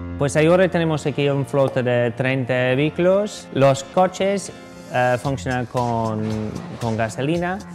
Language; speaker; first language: Spanish; non-native, fluent; English